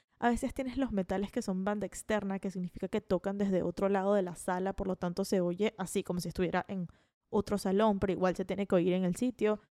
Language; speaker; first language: Spanish; native; Spanish